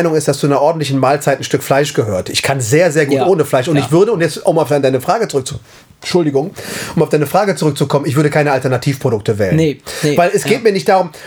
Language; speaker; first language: German; early bilingual, other home language; French